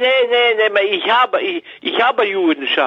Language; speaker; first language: German; non-native, learner; French